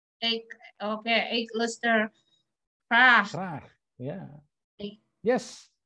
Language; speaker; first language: Dutch; non-native, learner; Indonesian